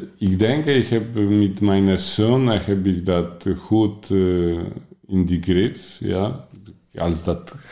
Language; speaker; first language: Dutch; non-native, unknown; Polish